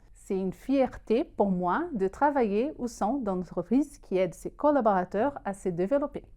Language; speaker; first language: French; non-native, fluent; Portuguese